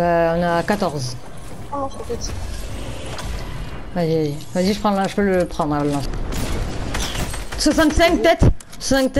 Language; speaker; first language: French; native; French